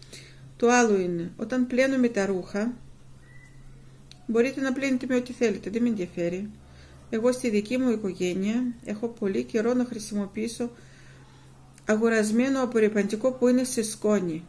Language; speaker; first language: Greek; non-native, fluent; Russian